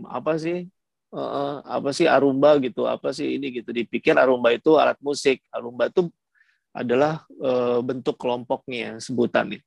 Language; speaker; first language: Indonesian; native; Indonesian